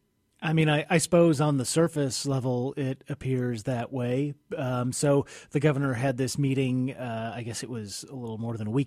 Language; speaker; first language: English; native; English